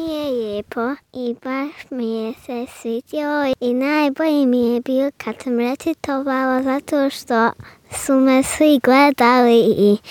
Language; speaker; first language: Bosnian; early bilingual, heritage; Bosnian